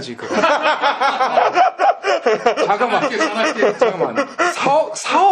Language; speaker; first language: Korean; early bilingual, heritage; English